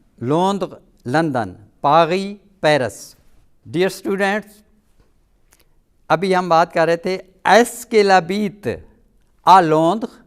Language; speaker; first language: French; non-native, fluent; Urdu